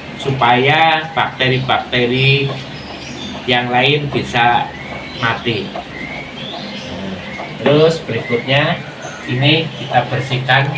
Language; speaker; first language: Indonesian; non-native, local second language; Javanese